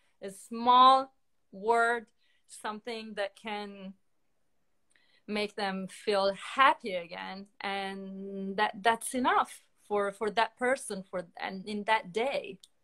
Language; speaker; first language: English; non-native, fluent; Italian